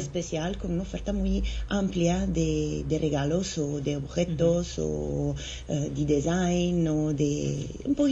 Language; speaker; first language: Spanish; non-native, fluent; Italian